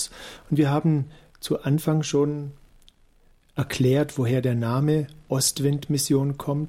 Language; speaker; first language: German; native; German